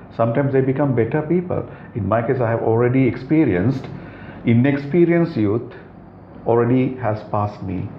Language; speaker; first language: English; non-native, local second language; Sinhala